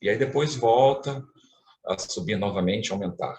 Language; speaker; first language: Portuguese; native; Portuguese